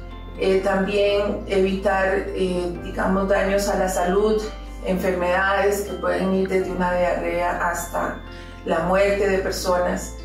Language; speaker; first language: Spanish; native; Spanish